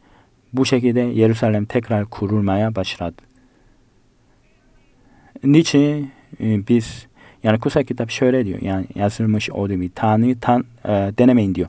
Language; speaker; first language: Turkish; non-native, fluent; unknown